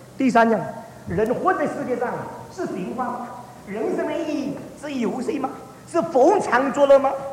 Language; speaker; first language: Chinese; early bilingual, heritage; Chinese